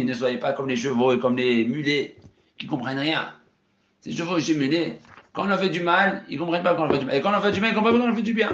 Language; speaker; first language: French; native; French